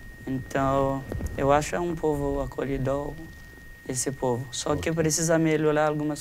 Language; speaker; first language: Portuguese; non-native, fluent; Haitian Creole